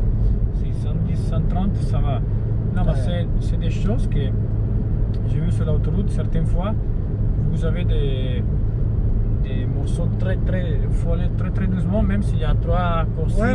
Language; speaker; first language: French; non-native, fluent; Italian